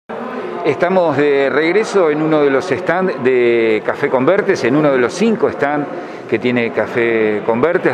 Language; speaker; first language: Spanish; native; Spanish